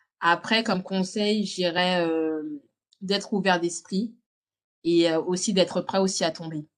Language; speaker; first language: French; native; French